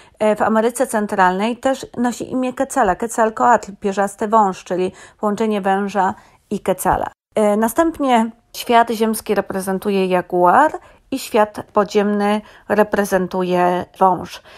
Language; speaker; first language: Polish; native; Polish